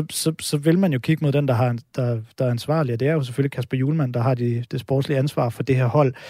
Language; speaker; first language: Danish; native; Danish